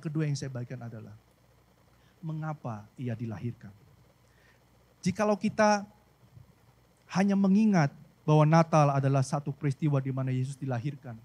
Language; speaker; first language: Indonesian; native; Indonesian